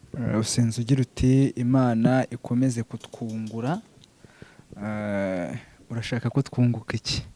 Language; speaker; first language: Kinyarwanda; native; Kinyarwanda